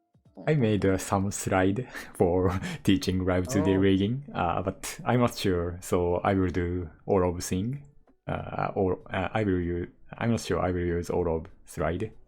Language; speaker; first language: English; non-native, learner; Japanese